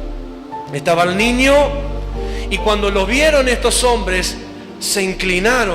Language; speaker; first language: Spanish; native; Spanish